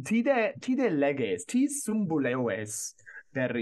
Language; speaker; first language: Greek; non-native, fluent; English